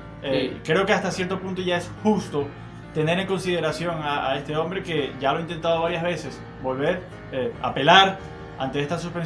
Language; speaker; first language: Spanish; native; Spanish